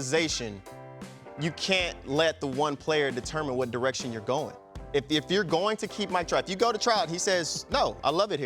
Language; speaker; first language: English; native; English